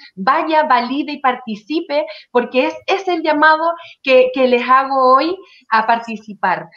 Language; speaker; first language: Spanish; native; Spanish